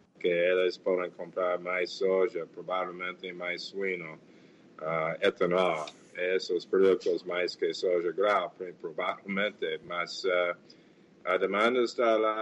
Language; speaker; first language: Portuguese; non-native, fluent; English